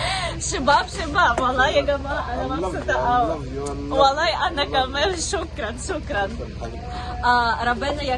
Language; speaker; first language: Arabic; non-native, learner; Russian